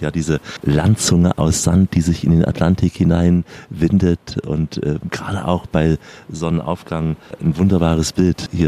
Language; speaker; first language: German; native; German